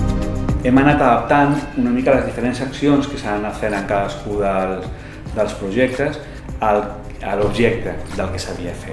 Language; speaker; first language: Catalan; native; Catalan